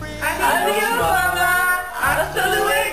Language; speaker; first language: Spanish; non-native, learner; English